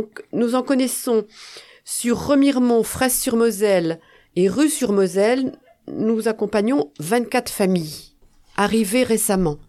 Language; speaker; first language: French; native; French